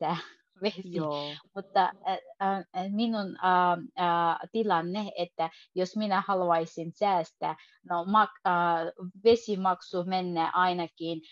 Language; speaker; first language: Finnish; non-native, learner; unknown